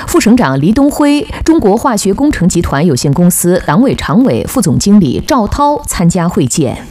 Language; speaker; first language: Chinese; native; Chinese